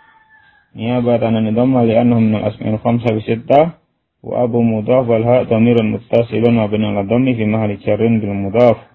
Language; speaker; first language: Arabic; non-native, fluent; Indonesian